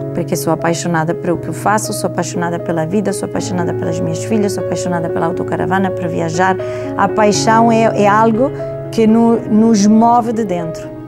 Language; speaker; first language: Portuguese; non-native, fluent; Italian